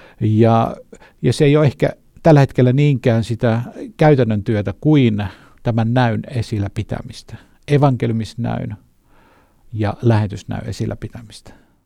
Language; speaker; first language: Finnish; native; Finnish